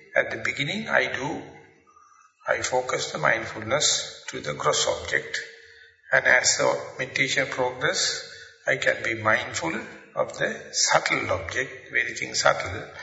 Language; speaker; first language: English; non-native, local second language; Sinhala